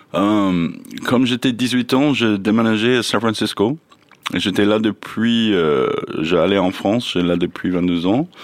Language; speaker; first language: French; non-native, learner; English